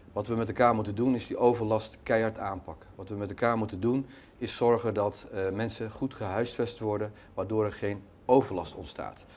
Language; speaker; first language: Dutch; early bilingual, other home language; Turkish